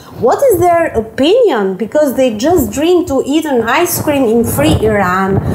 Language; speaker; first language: English; non-native, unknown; Albanian